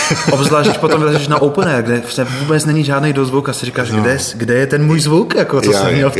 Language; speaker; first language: Czech; native; Czech